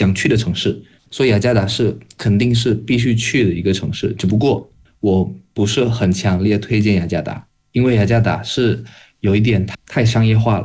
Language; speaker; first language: Chinese; non-native, fluent; Indonesian